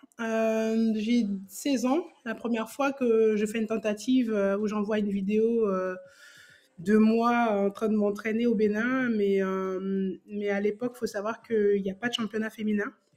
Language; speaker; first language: French; native; French